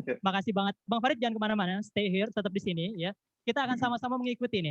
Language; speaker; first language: Indonesian; native; Indonesian